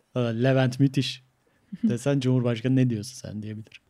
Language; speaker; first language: Turkish; native; Turkish